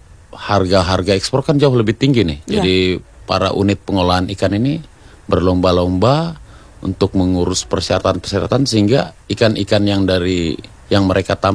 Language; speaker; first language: Indonesian; native; Indonesian